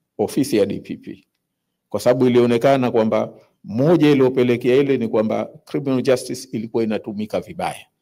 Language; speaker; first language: Swahili; native; Swahili